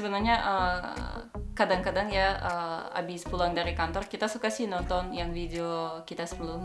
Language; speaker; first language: Indonesian; non-native, fluent; Russian